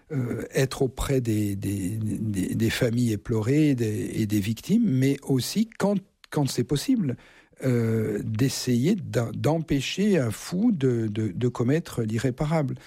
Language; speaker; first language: French; native; French